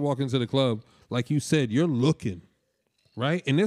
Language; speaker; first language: English; native; English